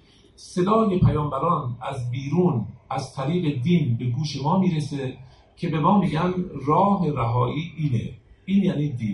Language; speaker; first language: Persian; native; Persian